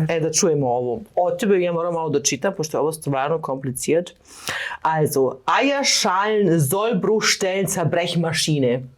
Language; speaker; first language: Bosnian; early bilingual, heritage; Bosnian